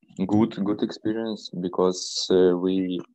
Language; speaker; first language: English; non-native, learner; Ukrainian